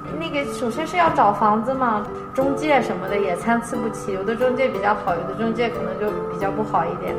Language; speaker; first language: Chinese; native; Chinese